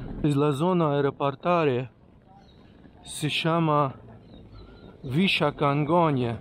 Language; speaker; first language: Spanish; non-native, fluent; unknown